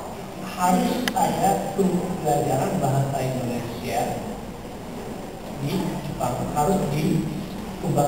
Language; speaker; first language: Indonesian; non-native, fluent; Japanese